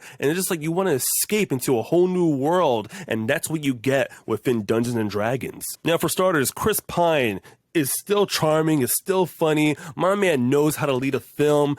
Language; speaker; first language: English; native; English